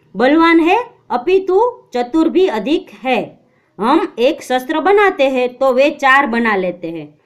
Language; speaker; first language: Hindi; non-native, local second language; Gujarati